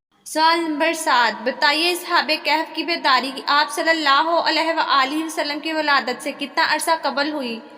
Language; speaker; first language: Urdu; native; Urdu